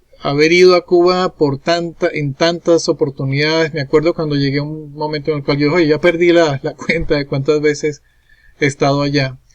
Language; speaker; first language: Spanish; native; Spanish